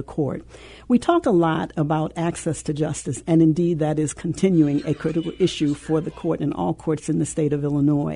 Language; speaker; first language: English; native; English